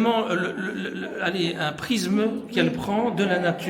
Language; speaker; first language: French; native; French